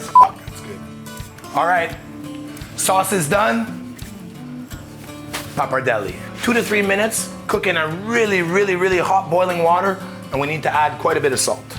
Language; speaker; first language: English; native; English